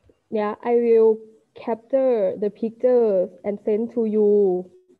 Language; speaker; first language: English; non-native, fluent; Thai